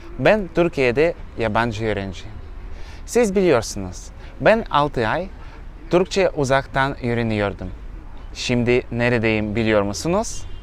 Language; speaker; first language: Turkish; non-native, learner; Russian